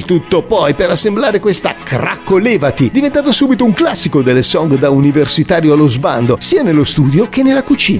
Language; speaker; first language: Italian; native; Italian